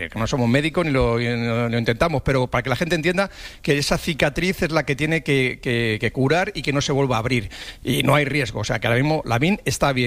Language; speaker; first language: Spanish; native; Spanish